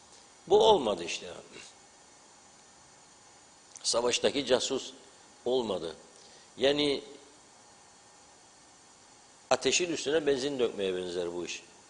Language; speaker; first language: Turkish; native; Turkish